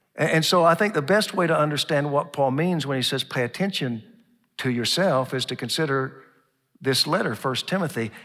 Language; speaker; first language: English; native; English